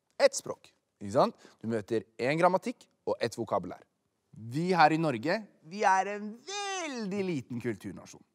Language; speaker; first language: Norwegian; native; Norwegian